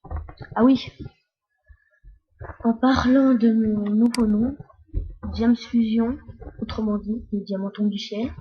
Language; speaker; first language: French; native; French